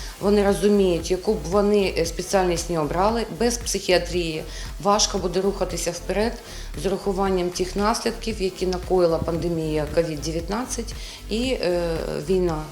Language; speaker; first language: Ukrainian; native; Ukrainian